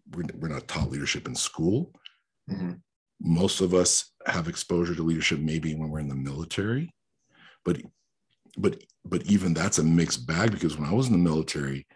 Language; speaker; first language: English; early bilingual, other home language; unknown